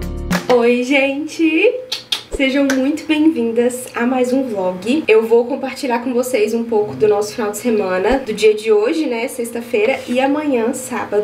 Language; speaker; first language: Portuguese; native; Portuguese